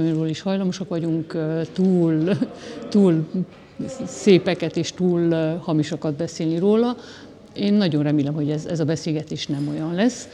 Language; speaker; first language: Hungarian; native; Hungarian